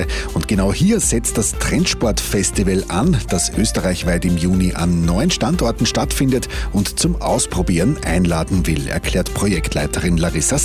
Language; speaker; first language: German; native; German